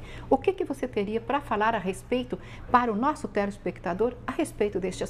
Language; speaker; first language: Portuguese; native; Portuguese